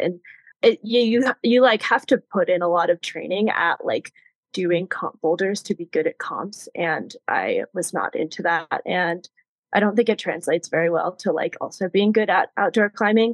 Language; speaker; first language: English; native; English